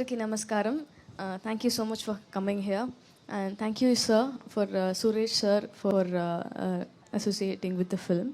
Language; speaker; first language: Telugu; non-native, learner; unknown